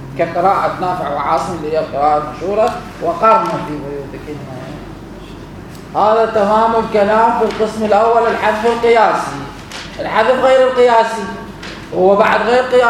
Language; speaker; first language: Arabic; native; Arabic